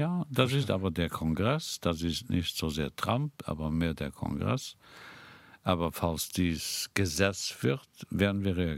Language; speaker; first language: German; non-native, local second language; Luxembourgish